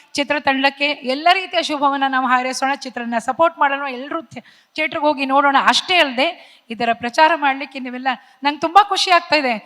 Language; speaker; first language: Kannada; native; Kannada